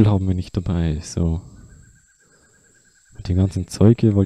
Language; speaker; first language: German; native; German